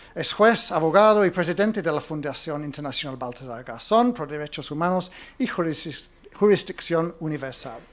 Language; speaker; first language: Spanish; non-native, fluent; English